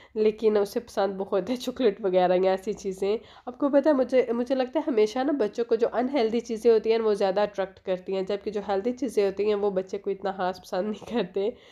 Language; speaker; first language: Urdu; native; Urdu